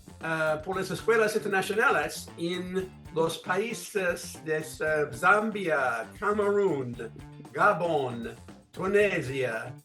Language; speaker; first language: Spanish; non-native, learner; English